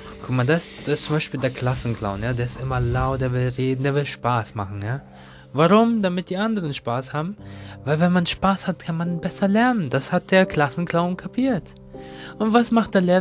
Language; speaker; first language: German; non-native, learner; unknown